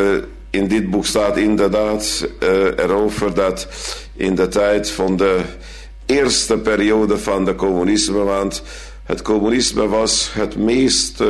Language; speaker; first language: Dutch; non-native, fluent; Hungarian